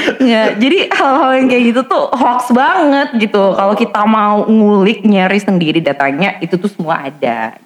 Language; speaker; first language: Indonesian; native; Indonesian